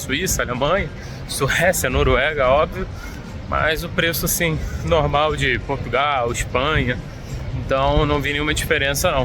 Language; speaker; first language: Portuguese; native; Portuguese